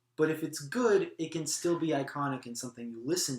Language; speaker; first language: English; native; English